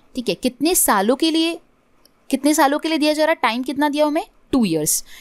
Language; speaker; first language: Hindi; non-native, local second language; Marathi